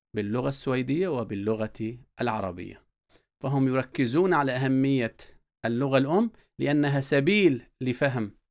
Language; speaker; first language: Arabic; native; Arabic